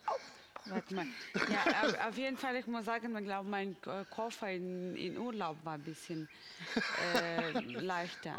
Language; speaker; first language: German; non-native, fluent; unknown